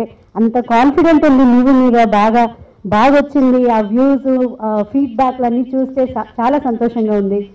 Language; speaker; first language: Telugu; non-native, learner; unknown